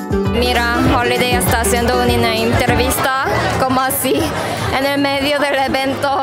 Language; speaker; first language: Spanish; non-native, fluent; Korean